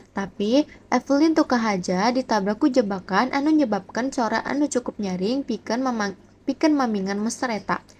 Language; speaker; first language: Sundanese; non-native, local second language; Indonesian